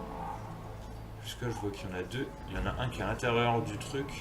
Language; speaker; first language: French; native; French